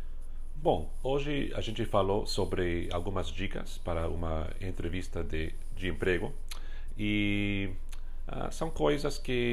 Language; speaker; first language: Portuguese; non-native, fluent; English